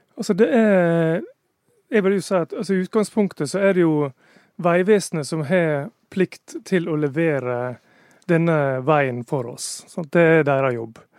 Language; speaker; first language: Norwegian; native; Norwegian